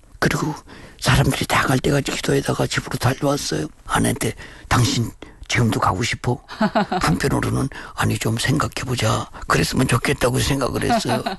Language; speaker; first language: Korean; native; Korean